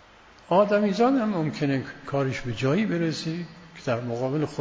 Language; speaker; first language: Persian; native; Persian